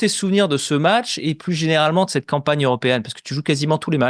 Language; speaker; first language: French; native; French